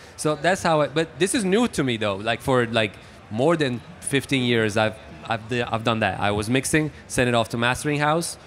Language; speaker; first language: English; non-native, fluent; Italian